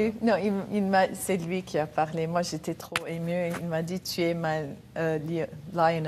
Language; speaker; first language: French; non-native, local second language; Arabic